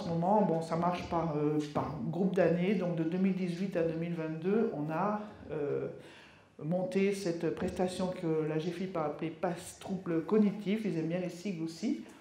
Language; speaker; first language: French; native; French